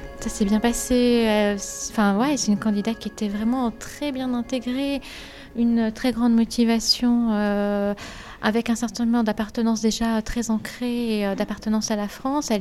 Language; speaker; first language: French; native; French